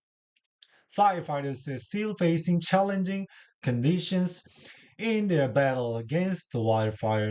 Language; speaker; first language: English; non-native, learner; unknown